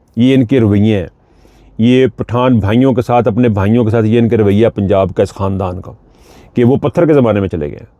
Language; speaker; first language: Urdu; non-native, local second language; Punjabi